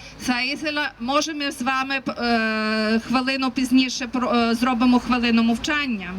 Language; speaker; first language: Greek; non-native, fluent; Ukrainian